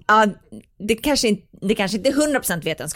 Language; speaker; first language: Swedish; native; Swedish